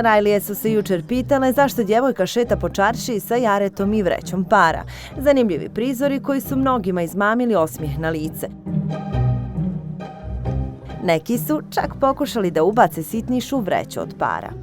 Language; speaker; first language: Bosnian; native; Bosnian